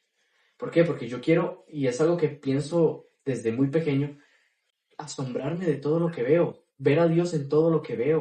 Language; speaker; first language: Spanish; native; Spanish